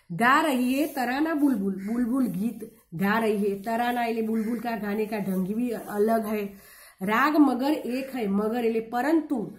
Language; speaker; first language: Hindi; non-native, local second language; Gujarati